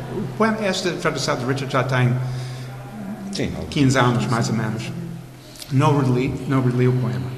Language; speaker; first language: Portuguese; non-native, fluent; English